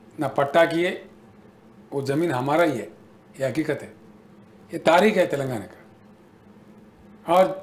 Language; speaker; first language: Hindi; native; Hindi